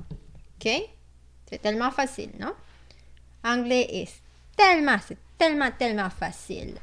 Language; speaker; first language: French; non-native, fluent; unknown